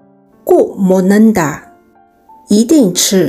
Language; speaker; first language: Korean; non-native, learner; Chinese